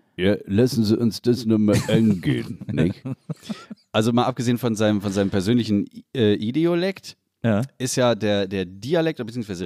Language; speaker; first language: German; native; German